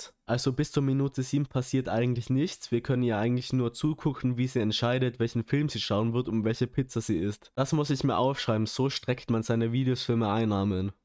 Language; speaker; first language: German; native; German